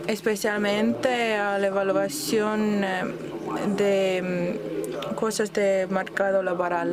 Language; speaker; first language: Spanish; non-native, fluent; German